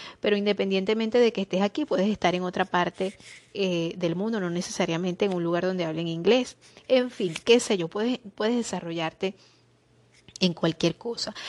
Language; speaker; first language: Spanish; native; Spanish